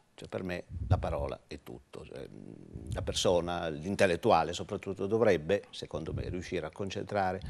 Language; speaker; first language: Italian; native; Italian